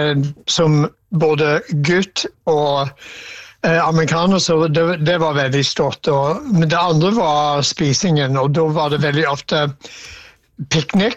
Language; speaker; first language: Norwegian; non-native, fluent; English